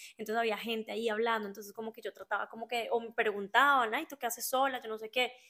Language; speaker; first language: Spanish; native; Spanish